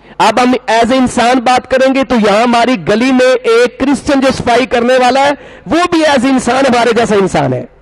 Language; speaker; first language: Urdu; non-native, local second language; Punjabi